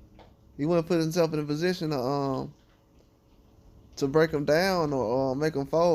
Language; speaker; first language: English; native; English